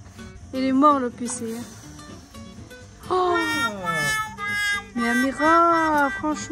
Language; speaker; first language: French; native; French